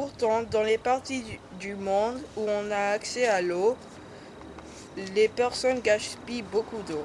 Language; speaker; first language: French; non-native, learner; English